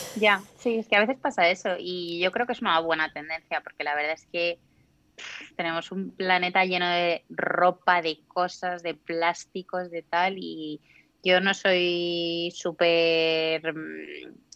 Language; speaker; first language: Spanish; native; Spanish